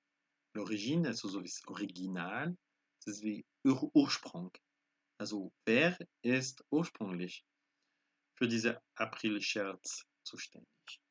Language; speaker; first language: German; non-native, fluent; French